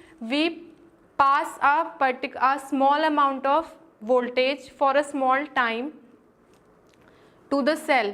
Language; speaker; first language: English; non-native, local second language; Hindi